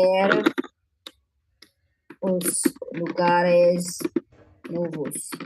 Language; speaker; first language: Portuguese; non-native, fluent; English